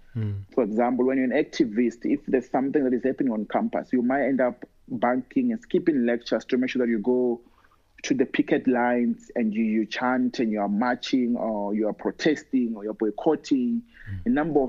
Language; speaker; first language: English; non-native, local second language; Northern Sotho